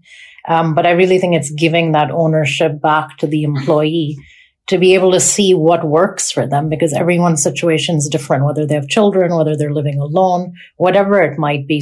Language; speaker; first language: English; non-native, local second language; Urdu